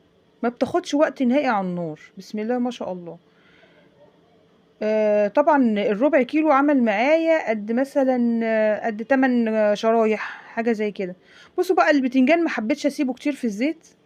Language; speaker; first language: Arabic; native; Arabic